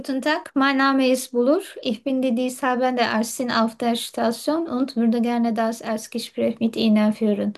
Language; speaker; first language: German; non-native, learner; Turkish